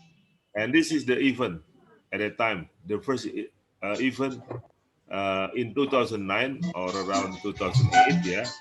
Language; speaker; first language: English; non-native, learner; Indonesian